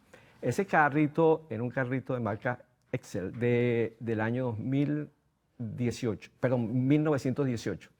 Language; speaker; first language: Spanish; native; Spanish